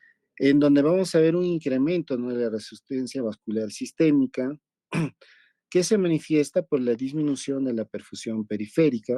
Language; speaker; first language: Spanish; native; Spanish